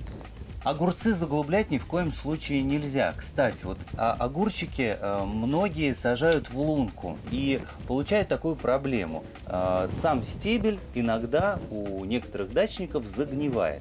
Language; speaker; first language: Russian; native; Russian